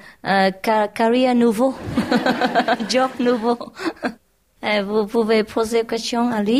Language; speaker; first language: French; non-native, learner; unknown